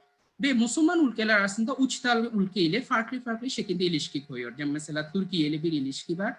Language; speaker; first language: Turkish; non-native, fluent; Bangla